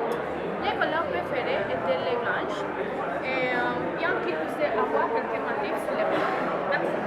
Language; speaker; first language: French; non-native, learner; Spanish